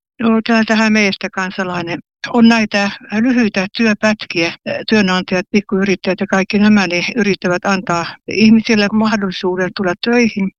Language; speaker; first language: Finnish; native; Finnish